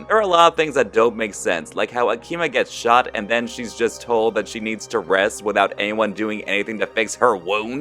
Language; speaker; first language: English; native; English